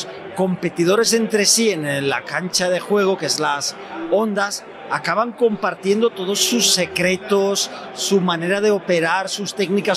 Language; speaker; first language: Spanish; native; Spanish